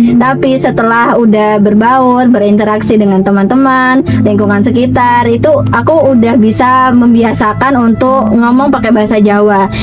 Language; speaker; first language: Indonesian; native; Indonesian